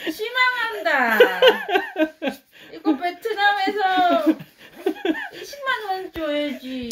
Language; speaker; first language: Korean; non-native, learner; Vietnamese